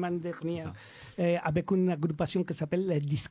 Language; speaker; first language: French; non-native, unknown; Spanish